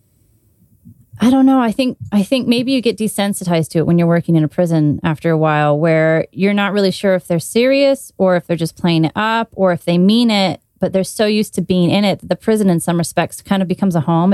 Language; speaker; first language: English; native; English